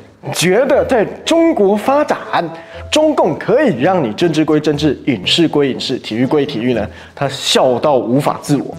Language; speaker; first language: Chinese; native; Chinese